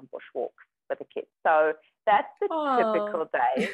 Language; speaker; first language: English; non-native, fluent; German